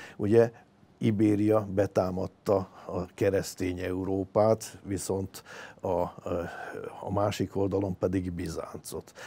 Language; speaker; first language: Hungarian; native; Hungarian